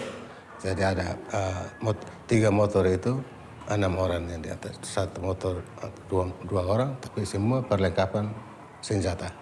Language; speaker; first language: Indonesian; non-native, local second language; Tetum